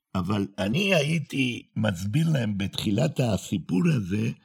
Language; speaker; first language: Hebrew; non-native, fluent; Spanish